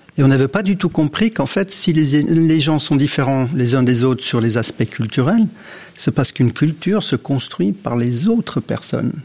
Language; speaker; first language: French; early bilingual, other home language; Dutch